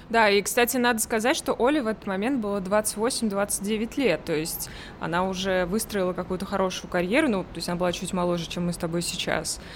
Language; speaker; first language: Russian; native; Russian